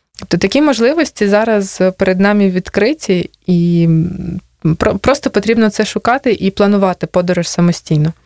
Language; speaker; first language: Ukrainian; native; Ukrainian